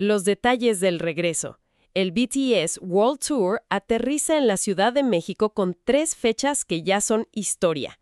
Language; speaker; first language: Spanish; native; Spanish